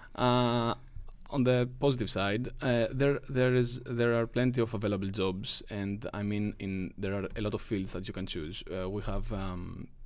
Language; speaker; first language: English; non-native, fluent; Greek